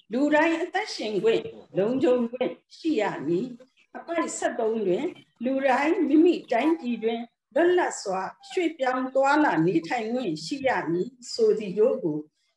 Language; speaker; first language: Burmese; non-native, local second language; S'gaw Karen